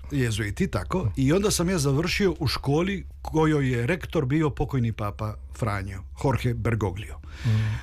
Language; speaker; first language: Croatian; early bilingual, heritage; Croatian